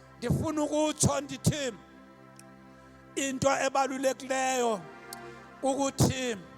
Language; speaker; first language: Zulu; non-native, local second language; Xhosa